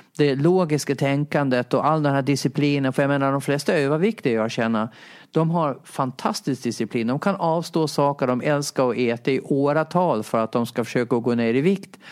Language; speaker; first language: Swedish; native; Swedish